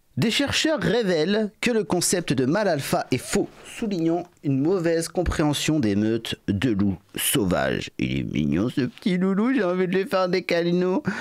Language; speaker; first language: French; native; French